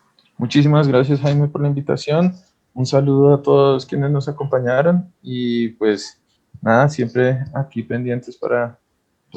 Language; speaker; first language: Spanish; native; Spanish